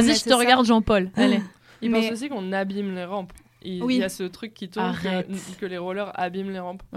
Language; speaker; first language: French; native; French